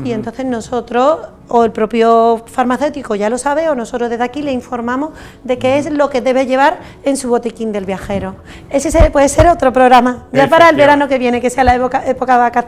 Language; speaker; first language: Spanish; native; Spanish